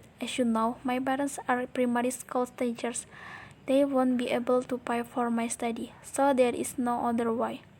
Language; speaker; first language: English; non-native, learner; Indonesian